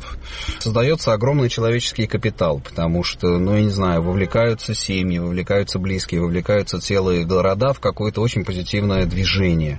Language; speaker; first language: Russian; native; Russian